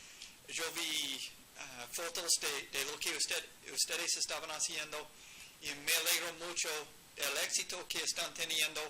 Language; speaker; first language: Spanish; non-native, learner; English